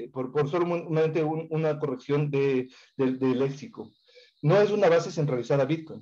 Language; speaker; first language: Spanish; native; Spanish